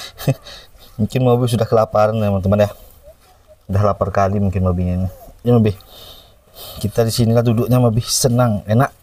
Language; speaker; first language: Indonesian; native; Indonesian